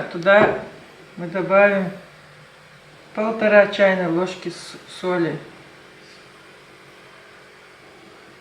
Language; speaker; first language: Russian; non-native, local second language; Chechen